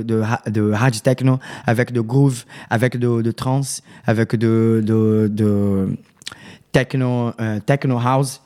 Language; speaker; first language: French; non-native, learner; Portuguese